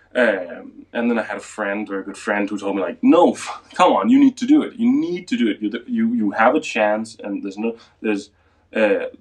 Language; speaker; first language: English; non-native, fluent; Danish